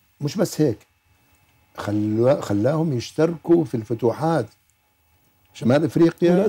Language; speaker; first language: Arabic; native; Arabic